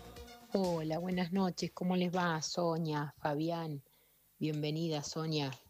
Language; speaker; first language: Spanish; native; Spanish